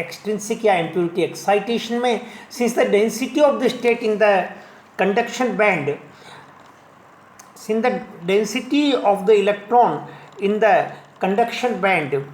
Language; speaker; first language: Hindi; native; Hindi